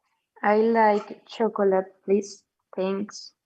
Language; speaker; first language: English; non-native, learner; Spanish